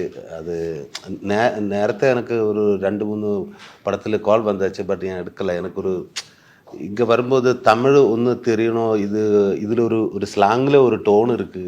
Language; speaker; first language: Tamil; non-native, learner; Malayalam